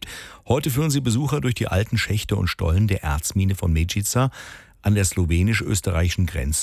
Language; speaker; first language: German; native; German